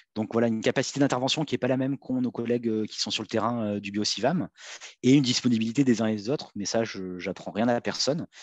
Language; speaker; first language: French; native; French